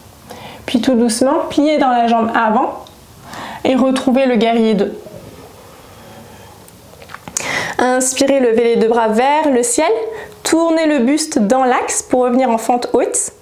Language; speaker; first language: French; native; French